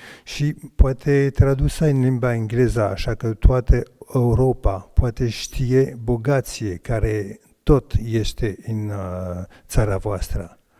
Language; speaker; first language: Romanian; non-native, learner; French